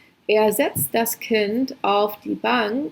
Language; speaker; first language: German; non-native, fluent; English